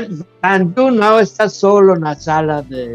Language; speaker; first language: Portuguese; non-native, fluent; Spanish